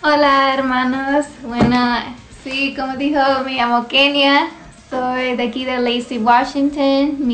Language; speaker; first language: Spanish; early bilingual, heritage; Spanish